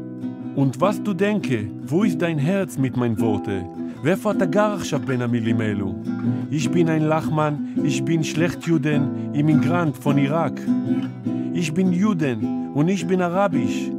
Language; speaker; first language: German; non-native, learner; Hebrew